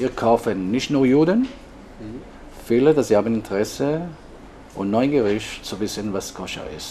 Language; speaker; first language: German; non-native, learner; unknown